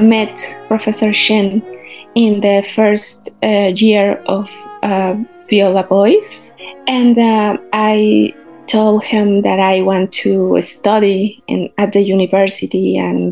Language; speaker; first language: English; non-native, learner; Spanish